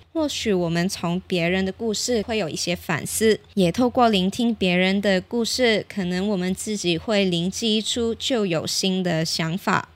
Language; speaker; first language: Chinese; non-native, local second language; Cantonese